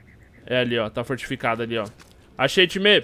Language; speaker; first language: Portuguese; native; Portuguese